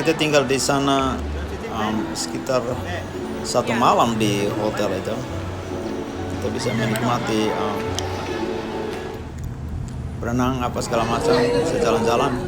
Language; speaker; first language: Indonesian; non-native, local second language; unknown